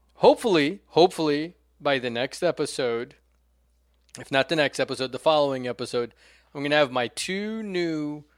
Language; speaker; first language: English; non-native, fluent; Portuguese